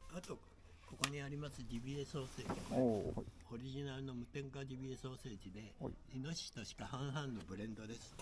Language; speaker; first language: Japanese; native; Japanese